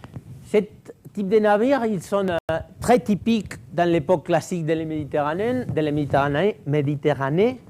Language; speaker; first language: French; non-native, fluent; Catalan